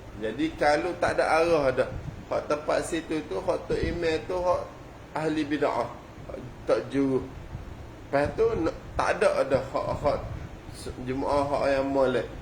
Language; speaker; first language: Malay; native; Malay